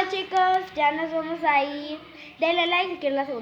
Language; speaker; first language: Spanish; native; Spanish